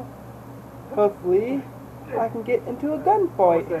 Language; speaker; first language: English; native; English